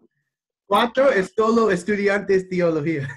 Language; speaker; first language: Spanish; non-native, learner; English